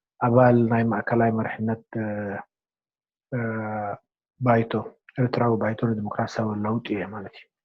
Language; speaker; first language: Tigrinya; non-native, local second language; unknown